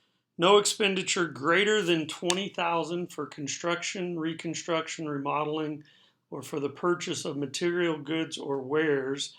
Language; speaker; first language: English; native; English